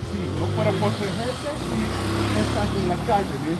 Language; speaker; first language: Spanish; non-native, learner; English